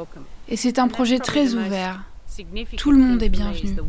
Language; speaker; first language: French; native; French